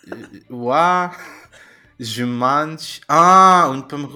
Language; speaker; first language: French; non-native, learner; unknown